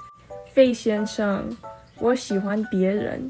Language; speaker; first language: Chinese; non-native, learner; English